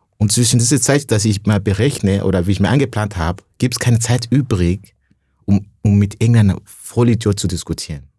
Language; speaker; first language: German; non-native, fluent; Rundi